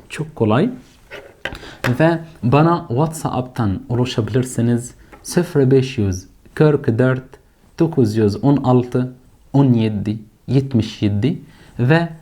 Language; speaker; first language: Turkish; non-native, fluent; Arabic